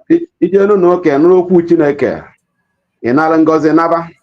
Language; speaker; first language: Igbo; native; Igbo